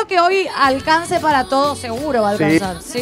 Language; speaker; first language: Spanish; native; Spanish